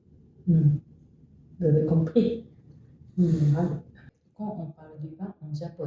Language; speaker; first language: French; non-native, fluent; Japanese